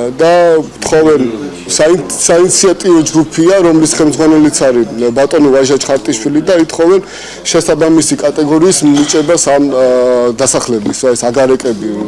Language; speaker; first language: Georgian; native; Georgian